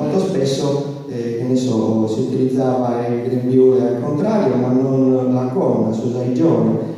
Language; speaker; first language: Italian; native; Italian